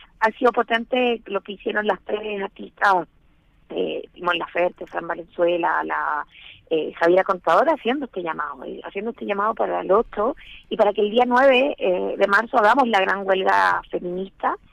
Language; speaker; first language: Spanish; native; Spanish